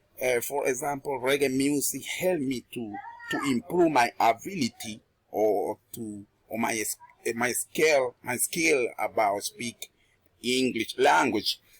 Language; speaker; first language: English; non-native, learner; Spanish